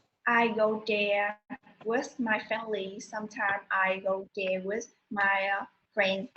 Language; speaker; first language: English; non-native, learner; Vietnamese